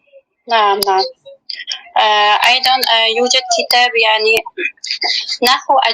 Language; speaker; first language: Arabic; non-native, learner; Uzbek